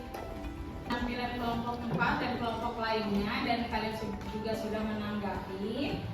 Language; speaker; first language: Indonesian; native; Indonesian